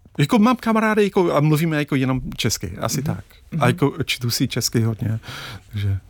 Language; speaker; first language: Czech; non-native, fluent; English